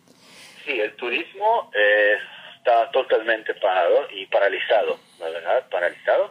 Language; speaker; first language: Spanish; non-native, fluent; Hebrew